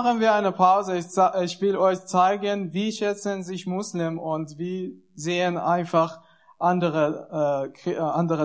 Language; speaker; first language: German; non-native, learner; Persian